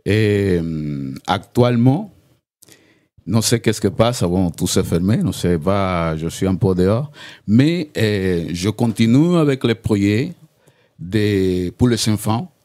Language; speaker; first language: French; non-native, learner; Spanish